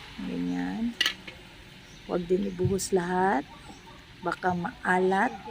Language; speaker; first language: Filipino; non-native, local second language; Cebuano